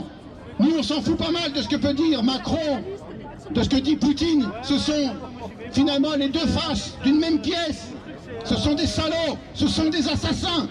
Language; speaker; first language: French; native; French